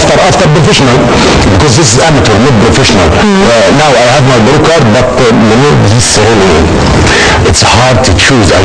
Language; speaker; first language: English; non-native, learner; Arabic